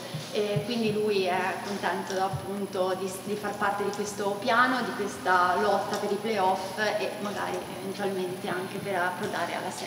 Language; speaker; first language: Italian; native; Italian